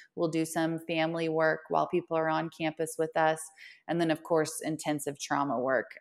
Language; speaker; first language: English; native; English